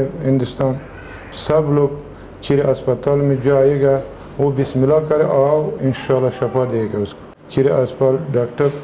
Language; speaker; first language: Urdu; non-native, learner; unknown